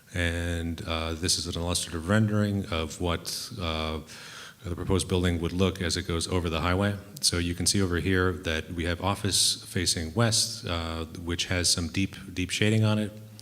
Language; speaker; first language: English; native; English